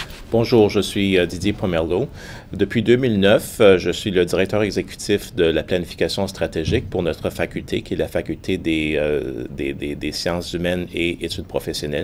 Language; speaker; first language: French; native; French